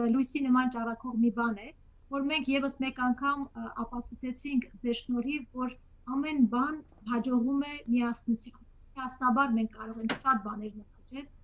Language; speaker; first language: Armenian; native; Armenian